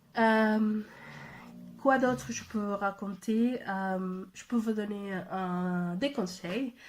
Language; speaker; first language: French; non-native, fluent; Spanish